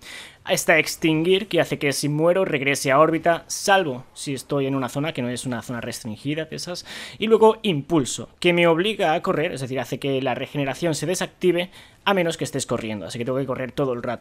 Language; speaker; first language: Spanish; native; Spanish